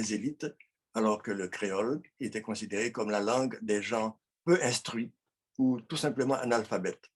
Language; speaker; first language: French; non-native, local second language; Haitian Creole